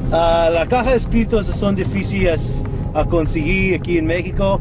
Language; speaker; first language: Spanish; early bilingual, heritage; Spanish